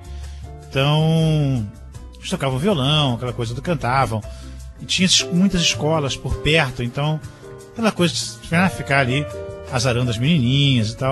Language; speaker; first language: Portuguese; native; Portuguese